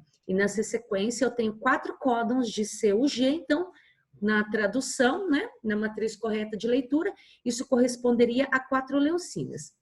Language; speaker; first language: Portuguese; native; Portuguese